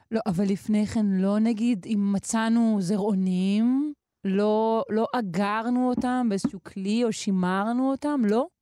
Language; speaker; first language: Hebrew; native; Hebrew